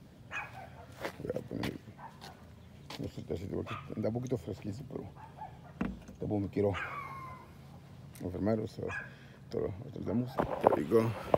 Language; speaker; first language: Spanish; early bilingual, heritage; Spanish